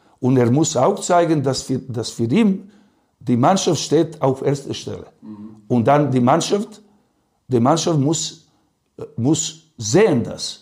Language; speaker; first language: German; non-native, learner; Serbian